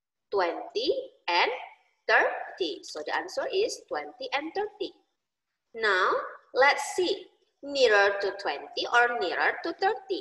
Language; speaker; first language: English; non-native, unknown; Indonesian